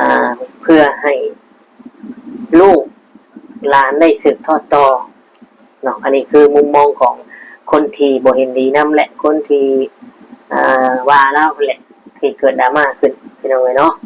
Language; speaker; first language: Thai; non-native, local second language; Lao